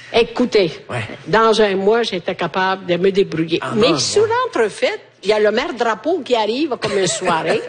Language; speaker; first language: French; native; French